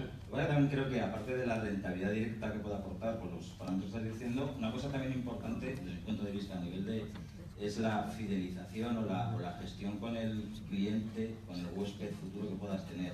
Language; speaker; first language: Spanish; native; Spanish